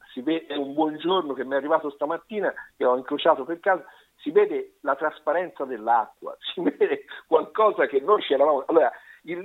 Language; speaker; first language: Italian; native; Italian